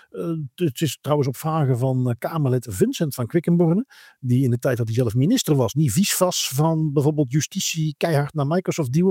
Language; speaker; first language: Dutch; native; Dutch